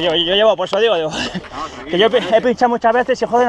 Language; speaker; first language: Spanish; native; Spanish